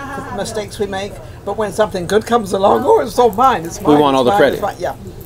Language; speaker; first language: English; native; English